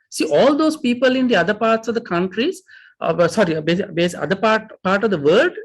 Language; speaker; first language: English; non-native, local second language; Sinhala